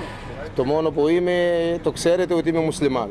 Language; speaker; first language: Greek; early bilingual, other home language; Arabic